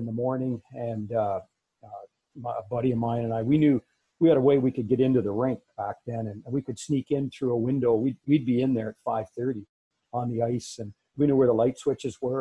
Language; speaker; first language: English; native; English